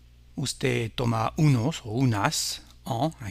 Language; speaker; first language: Spanish; non-native, fluent; French